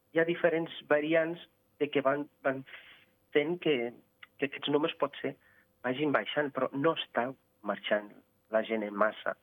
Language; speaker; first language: Catalan; non-native, fluent; Portuguese